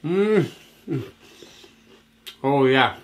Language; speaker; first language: English; native; English